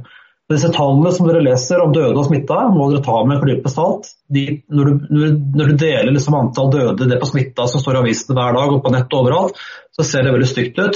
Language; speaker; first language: Norwegian; native; Norwegian